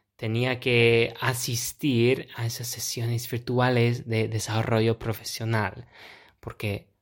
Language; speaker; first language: Spanish; non-native, fluent; English